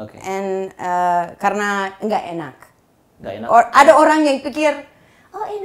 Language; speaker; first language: Indonesian; non-native, fluent; English